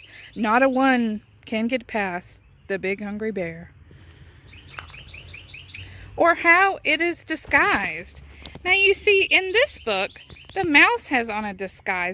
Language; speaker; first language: English; native; English